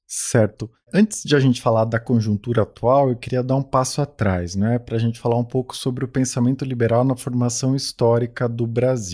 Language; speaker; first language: Portuguese; native; Portuguese